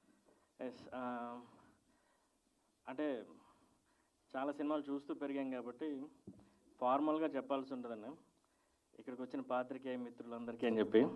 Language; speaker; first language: Telugu; native; Telugu